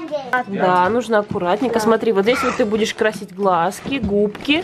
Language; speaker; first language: Russian; native; Russian